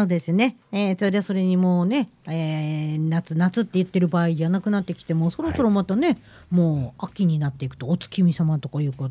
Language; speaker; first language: Japanese; native; Japanese